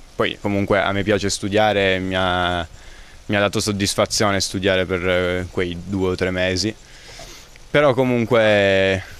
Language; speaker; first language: Italian; native; Italian